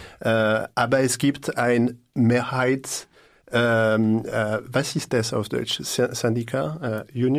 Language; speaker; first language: German; non-native, learner; French